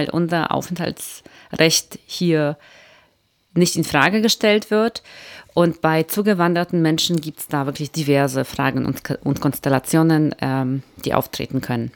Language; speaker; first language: German; native; German